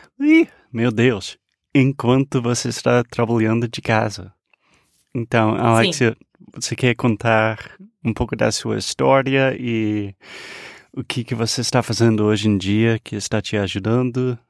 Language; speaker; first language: Portuguese; non-native, fluent; English